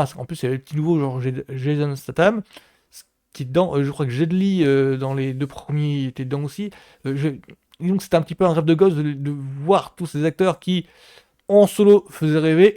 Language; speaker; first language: French; native; French